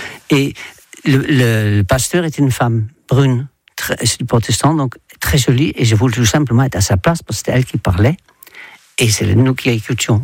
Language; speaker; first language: French; non-native, fluent; Dutch